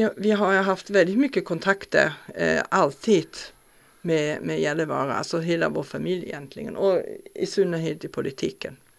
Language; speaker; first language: Swedish; non-native, fluent; German